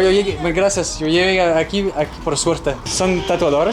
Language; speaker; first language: Spanish; non-native, learner; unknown